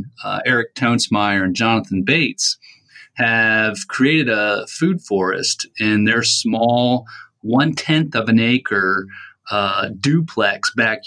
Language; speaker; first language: English; native; English